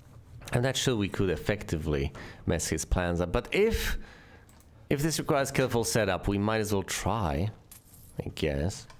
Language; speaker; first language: English; native; English